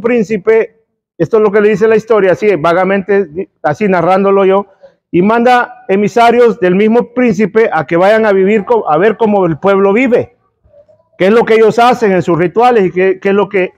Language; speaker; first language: Spanish; native; Spanish